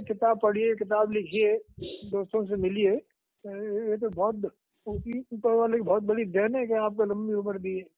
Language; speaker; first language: Hindi; native; Hindi